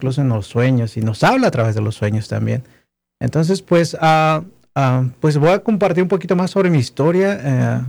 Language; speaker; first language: Spanish; native; Spanish